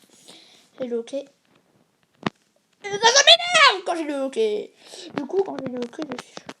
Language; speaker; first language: French; native; French